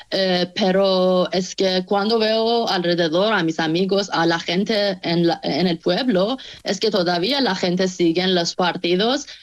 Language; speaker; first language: Spanish; non-native, fluent; Persian